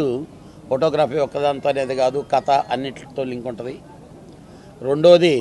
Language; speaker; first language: Telugu; native; Telugu